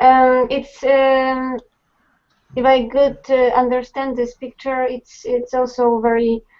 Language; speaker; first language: English; non-native, fluent; Polish